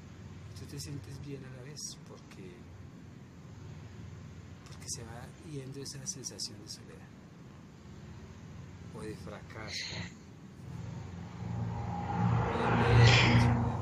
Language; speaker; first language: Spanish; native; Spanish